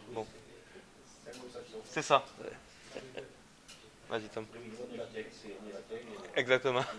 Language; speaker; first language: French; native; French